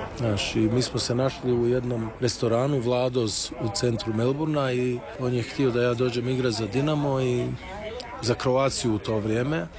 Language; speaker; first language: Croatian; early bilingual, heritage; Croatian